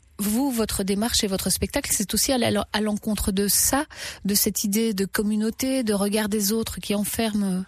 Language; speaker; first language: French; native; French